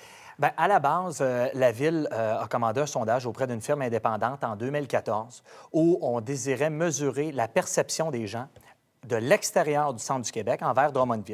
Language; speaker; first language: French; native; French